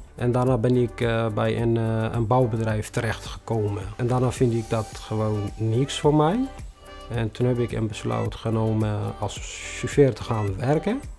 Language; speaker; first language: Dutch; non-native, fluent; Tigrinya